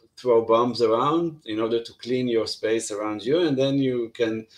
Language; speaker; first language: English; non-native, fluent; Hebrew